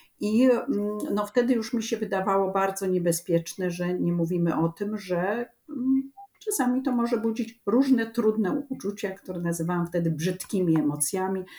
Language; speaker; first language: Polish; native; Polish